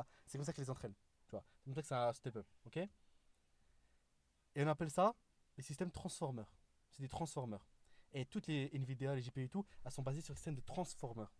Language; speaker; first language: French; native; French